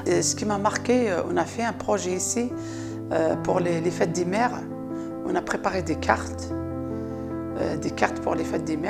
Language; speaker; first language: French; non-native, local second language; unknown